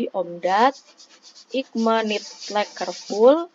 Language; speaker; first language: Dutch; non-native, learner; Indonesian